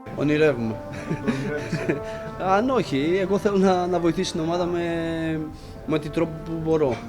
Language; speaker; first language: Greek; non-native, learner; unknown